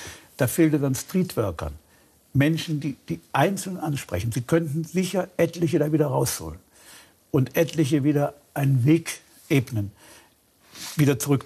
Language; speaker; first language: German; native; German